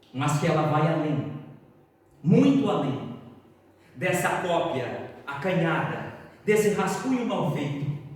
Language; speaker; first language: Portuguese; native; Portuguese